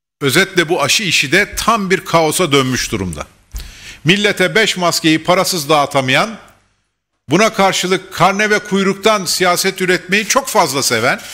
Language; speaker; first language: Turkish; native; Turkish